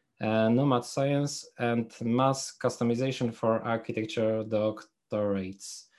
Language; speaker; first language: English; non-native, fluent; Polish